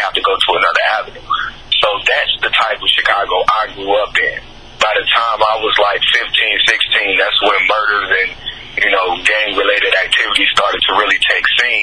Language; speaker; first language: English; native; English